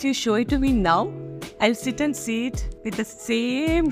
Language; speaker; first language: English; non-native, local second language; Kannada